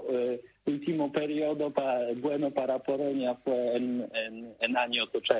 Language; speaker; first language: Spanish; non-native, learner; Polish